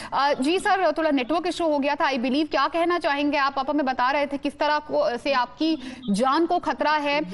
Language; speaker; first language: Hindi; native; Hindi